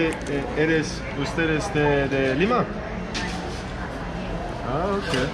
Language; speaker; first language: Spanish; non-native, learner; English